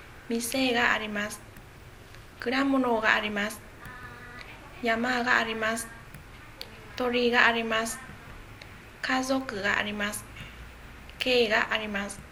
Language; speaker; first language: Japanese; non-native, learner; Vietnamese